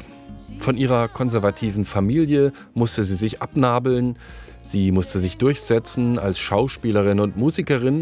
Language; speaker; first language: German; native; German